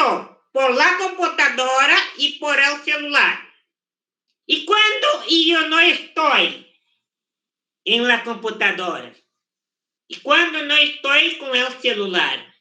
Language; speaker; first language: Spanish; non-native, fluent; Portuguese